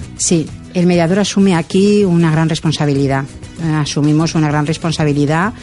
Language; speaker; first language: Spanish; non-native, local second language; Catalan